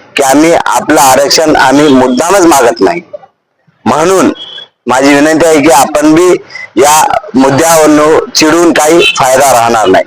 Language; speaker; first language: Marathi; non-native, local second language; Lambadi